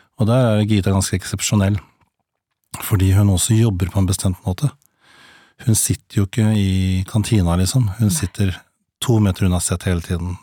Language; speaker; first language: Norwegian; native; Norwegian